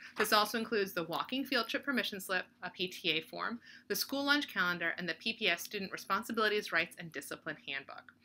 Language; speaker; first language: English; native; English